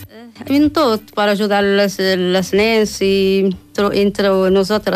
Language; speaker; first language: Catalan; non-native, learner; Spanish